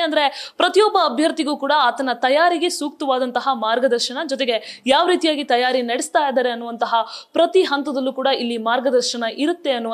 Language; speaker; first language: Kannada; native; Kannada